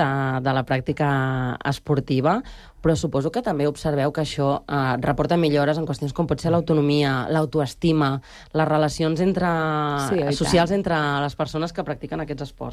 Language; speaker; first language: Catalan; native; Catalan